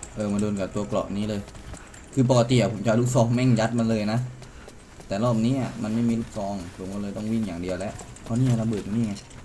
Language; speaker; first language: Thai; native; Thai